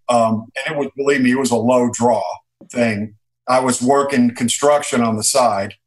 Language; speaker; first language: English; native; English